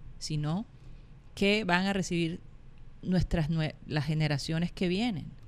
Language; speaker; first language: Spanish; native; Spanish